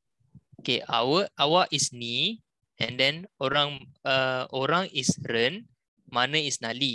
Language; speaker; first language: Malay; non-native, local second language; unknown